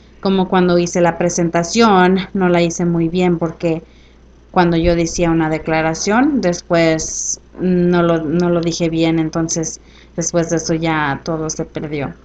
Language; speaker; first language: Spanish; early bilingual, heritage; Spanish